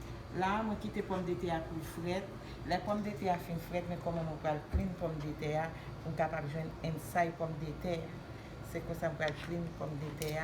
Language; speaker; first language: French; non-native, local second language; Haitian Creole